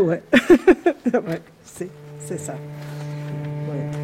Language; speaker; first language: French; non-native, fluent; Spanish